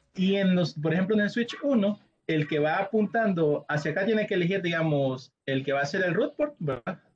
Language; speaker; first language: Spanish; native; Spanish